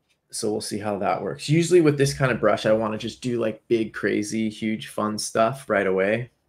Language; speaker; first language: English; native; English